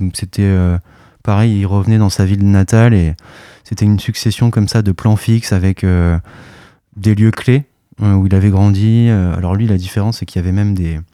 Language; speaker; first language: French; native; French